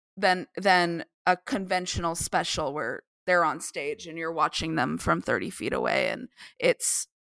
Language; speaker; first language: English; native; English